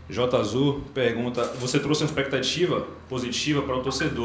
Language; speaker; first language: Portuguese; native; Portuguese